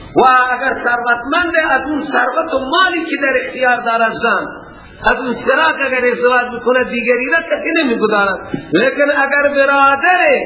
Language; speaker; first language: Persian; non-native, local second language; Baluchi